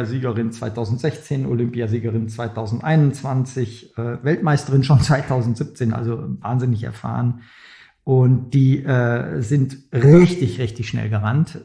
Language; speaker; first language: German; native; German